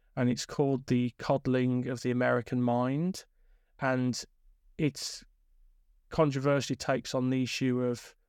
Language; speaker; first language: English; native; English